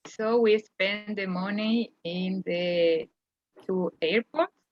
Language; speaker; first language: English; non-native, learner; Spanish